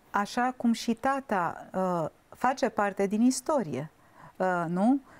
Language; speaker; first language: Romanian; native; Romanian